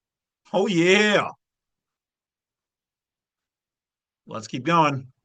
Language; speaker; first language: English; native; English